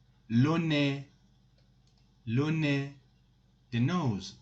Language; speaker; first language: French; non-native, fluent; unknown